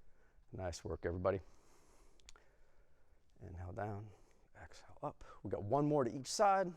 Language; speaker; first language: English; native; English